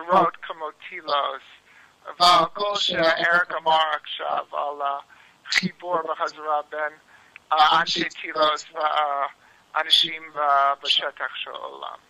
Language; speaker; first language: Hebrew; non-native, learner; English